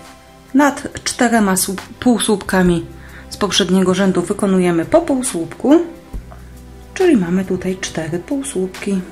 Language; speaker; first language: Polish; native; Polish